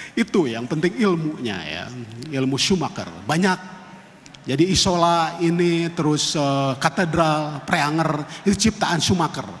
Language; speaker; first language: Indonesian; non-native, local second language; Sundanese